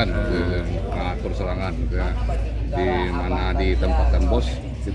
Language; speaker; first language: Indonesian; native; Indonesian